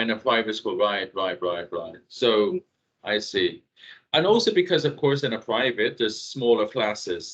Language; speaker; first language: English; non-native, fluent; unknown